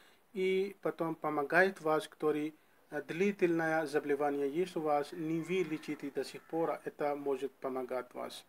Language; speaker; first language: Russian; non-native, learner; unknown